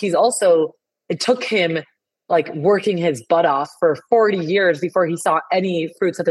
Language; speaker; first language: English; non-native, fluent; Spanish